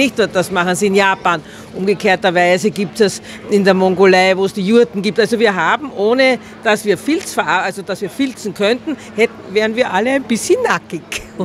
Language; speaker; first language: German; native; German